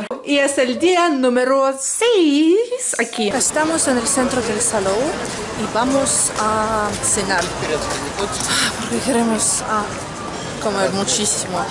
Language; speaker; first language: Spanish; non-native, learner; Russian